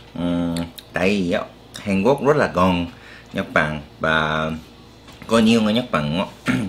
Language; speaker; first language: Vietnamese; non-native, learner; Korean